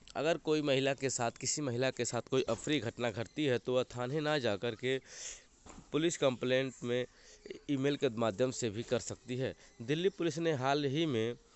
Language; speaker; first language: Hindi; native; Hindi